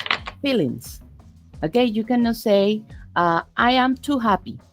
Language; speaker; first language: English; non-native, fluent; Spanish